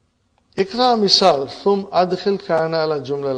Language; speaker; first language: Arabic; non-native, fluent; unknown